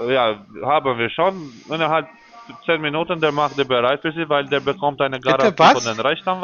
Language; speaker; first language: German; non-native, fluent; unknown